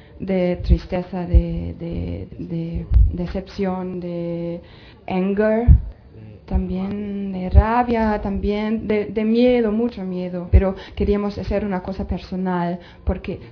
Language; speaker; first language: Spanish; non-native, fluent; German